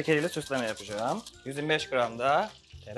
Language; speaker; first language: Turkish; native; Turkish